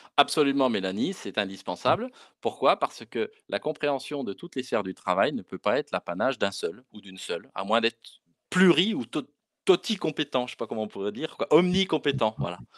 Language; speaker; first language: French; native; French